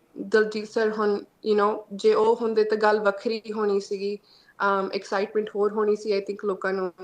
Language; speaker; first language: Punjabi; early bilingual, heritage; Punjabi